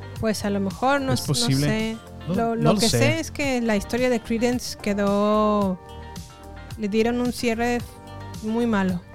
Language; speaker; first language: Spanish; native; Spanish